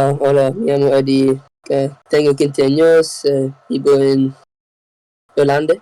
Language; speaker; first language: Spanish; non-native, learner; English